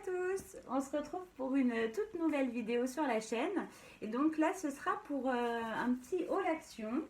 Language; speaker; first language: French; native; French